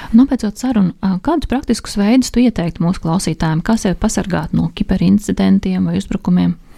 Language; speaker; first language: Latvian; native; Latvian